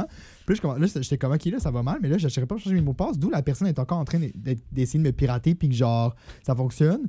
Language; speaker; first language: French; native; French